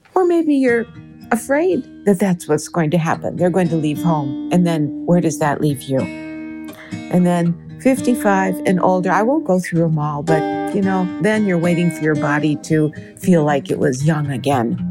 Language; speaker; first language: English; native; English